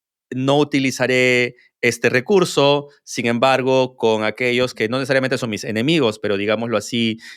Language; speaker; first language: Spanish; native; Spanish